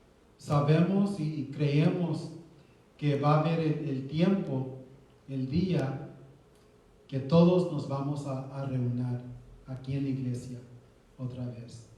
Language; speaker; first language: Spanish; early bilingual, heritage; Spanish